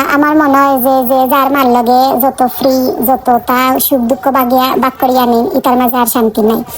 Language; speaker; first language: Bangla; non-native, local second language; Sylheti